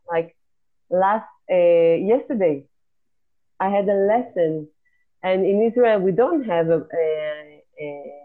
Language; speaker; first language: English; non-native, fluent; Hebrew